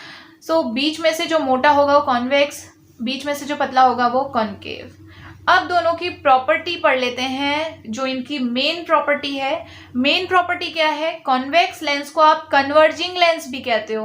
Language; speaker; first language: Hindi; native; Hindi